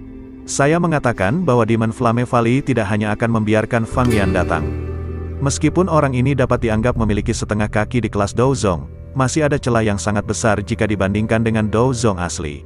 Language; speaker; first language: Indonesian; native; Indonesian